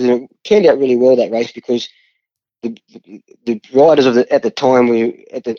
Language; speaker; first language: English; native; English